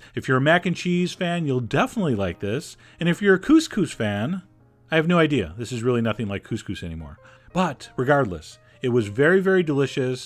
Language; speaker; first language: English; native; English